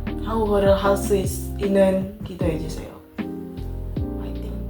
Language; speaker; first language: Korean; non-native, learner; Indonesian